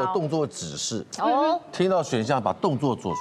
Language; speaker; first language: Chinese; native; Chinese